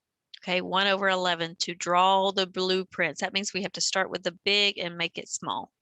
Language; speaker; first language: English; native; English